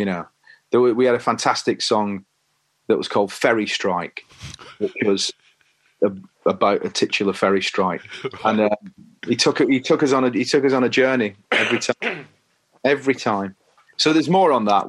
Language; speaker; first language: English; native; English